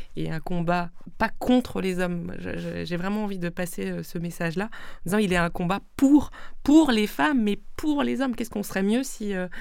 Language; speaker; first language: French; non-native, local second language; Swiss German